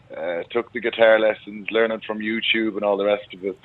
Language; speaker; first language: English; native; English